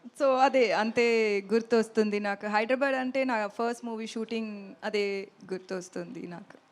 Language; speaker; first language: Telugu; non-native, learner; Tamil